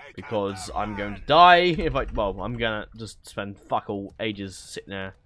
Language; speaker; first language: English; native; English